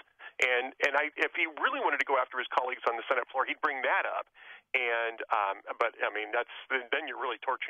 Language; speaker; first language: English; native; English